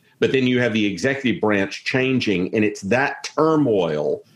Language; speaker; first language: English; native; English